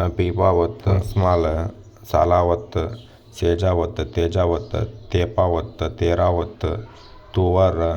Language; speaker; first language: Kannada; non-native, local second language; Lambadi